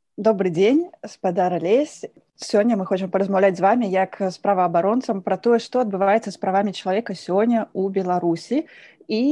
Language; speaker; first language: Belarusian; native; Belarusian